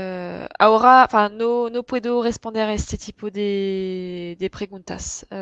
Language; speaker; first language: Spanish; non-native, fluent; French